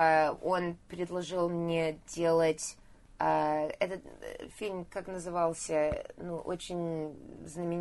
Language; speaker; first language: Russian; early bilingual, heritage; Russian